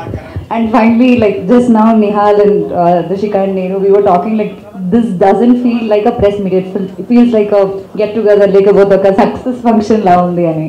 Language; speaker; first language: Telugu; non-native, fluent; Malayalam